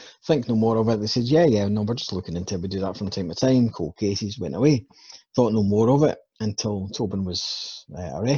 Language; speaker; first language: English; native; English